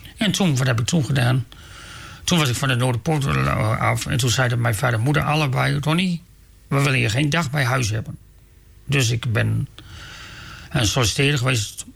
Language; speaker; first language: Dutch; native; Dutch